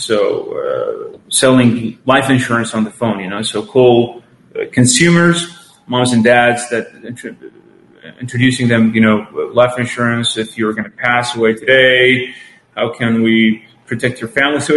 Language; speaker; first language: English; non-native, fluent; Arabic